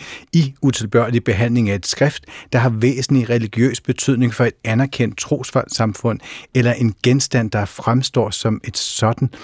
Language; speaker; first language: Danish; native; Danish